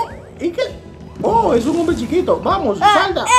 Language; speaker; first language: Spanish; native; Spanish